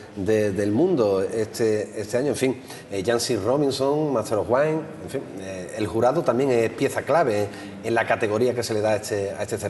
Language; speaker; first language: Spanish; native; Spanish